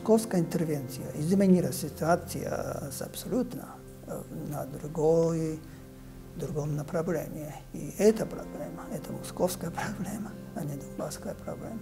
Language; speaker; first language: Russian; non-native, fluent; Japanese